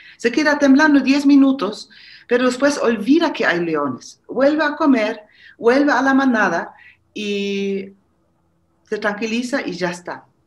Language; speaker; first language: Spanish; non-native, fluent; German